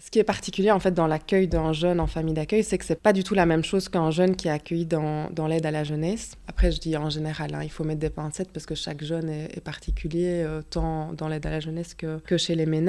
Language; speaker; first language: French; native; French